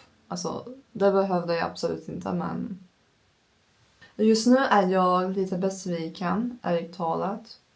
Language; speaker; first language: Swedish; non-native, learner; Turkish